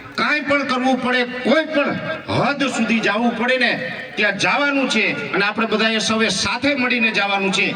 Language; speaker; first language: Gujarati; native; Gujarati